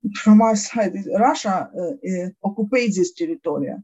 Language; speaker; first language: English; non-native, learner; Ukrainian